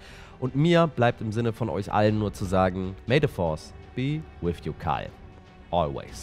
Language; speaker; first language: German; native; German